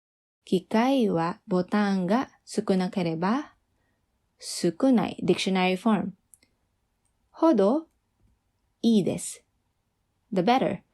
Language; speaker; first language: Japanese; non-native, fluent; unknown